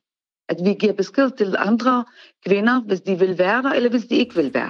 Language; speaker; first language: Danish; non-native, learner; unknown